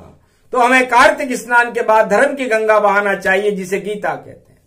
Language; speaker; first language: Hindi; native; Hindi